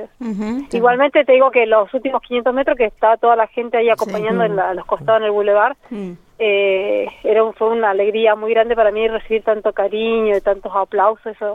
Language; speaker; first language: Spanish; native; Spanish